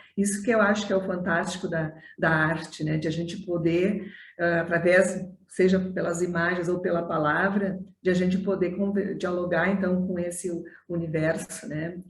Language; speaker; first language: Portuguese; native; Portuguese